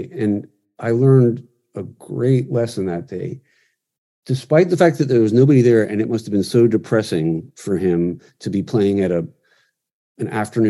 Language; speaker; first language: English; native; English